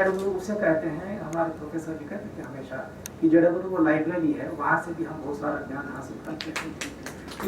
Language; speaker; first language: Hindi; native; Hindi